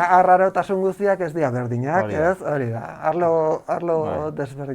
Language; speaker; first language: Basque; non-native, local second language; Catalan